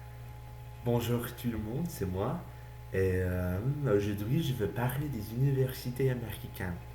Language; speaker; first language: French; non-native, learner; English